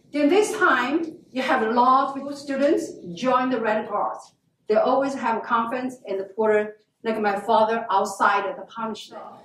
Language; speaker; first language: English; non-native, learner; Chinese